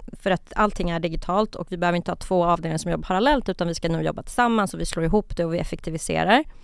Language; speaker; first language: Swedish; early bilingual, other home language; Kurdish